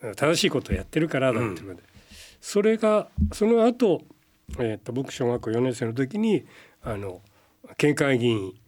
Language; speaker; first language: Japanese; native; Japanese